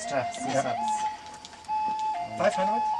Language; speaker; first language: German; non-native, learner; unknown